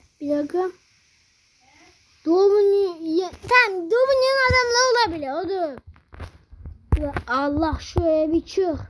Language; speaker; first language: Turkish; native; Turkish